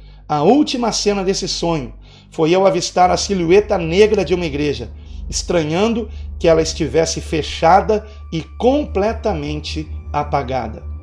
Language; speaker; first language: Portuguese; native; Portuguese